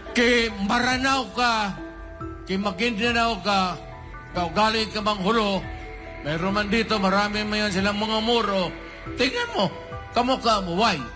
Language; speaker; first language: Filipino; non-native, local second language; Cebuano